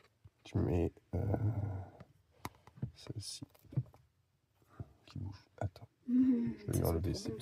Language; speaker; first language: French; native; French